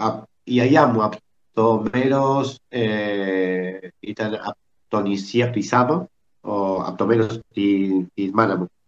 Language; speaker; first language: Greek; early bilingual, heritage; Spanish